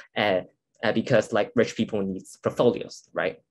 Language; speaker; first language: English; non-native, local second language; Cantonese